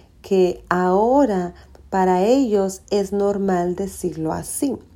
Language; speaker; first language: Spanish; early bilingual, heritage; Spanish